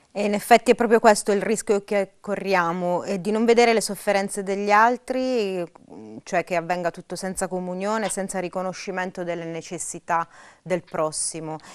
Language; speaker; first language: Italian; native; Italian